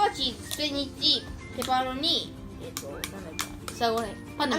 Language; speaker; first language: Japanese; early bilingual, heritage; Japanese